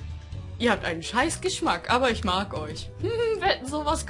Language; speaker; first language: German; native; German